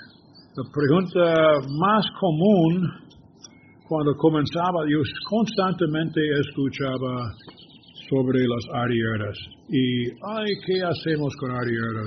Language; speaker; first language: Spanish; non-native, learner; English